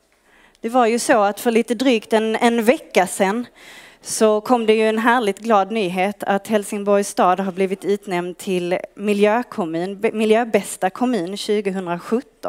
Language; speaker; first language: Swedish; native; Swedish